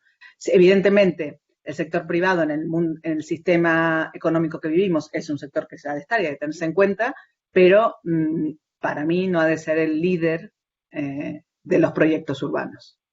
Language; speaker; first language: Spanish; native; Spanish